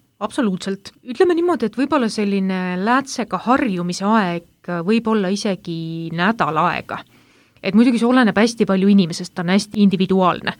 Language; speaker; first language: Estonian; native; Estonian